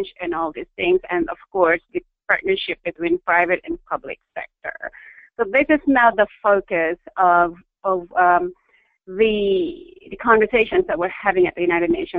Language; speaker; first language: English; non-native, local second language; Filipino